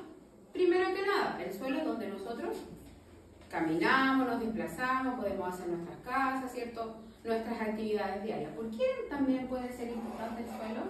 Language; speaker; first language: Spanish; native; Spanish